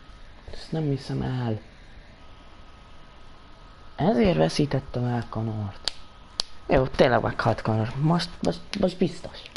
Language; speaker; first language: Hungarian; native; Hungarian